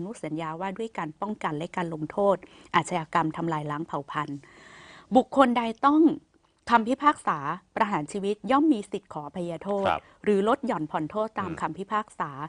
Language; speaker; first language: Thai; native; Thai